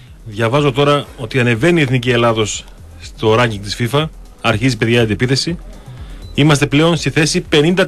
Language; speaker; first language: Greek; native; Greek